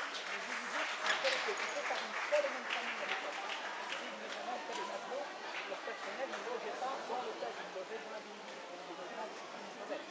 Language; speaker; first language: French; native; French